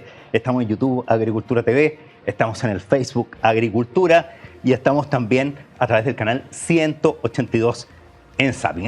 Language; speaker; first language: Spanish; native; Spanish